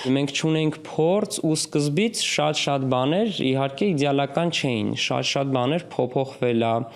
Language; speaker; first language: Armenian; native; Armenian